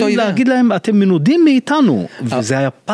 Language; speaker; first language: Hebrew; non-native, local second language; Arabic